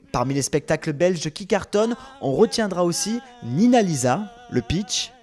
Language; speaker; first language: French; native; French